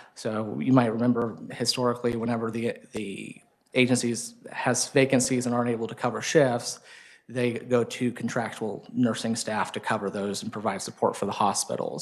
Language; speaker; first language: English; native; English